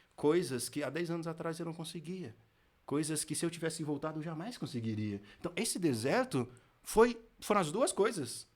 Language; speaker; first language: Portuguese; non-native, fluent; Haitian Creole